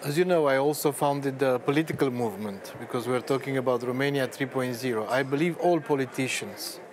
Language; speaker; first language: English; non-native, fluent; Romanian